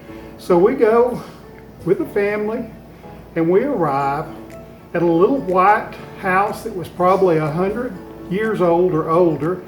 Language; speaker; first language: English; native; English